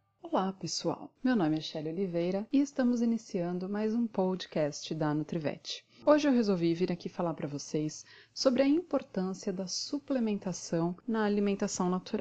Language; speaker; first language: Portuguese; native; Portuguese